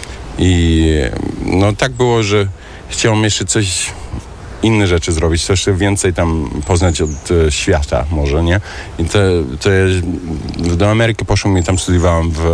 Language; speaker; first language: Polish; early bilingual, heritage; German